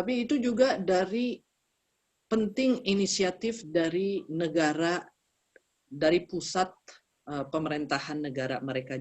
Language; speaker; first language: Indonesian; early bilingual, heritage; Indonesian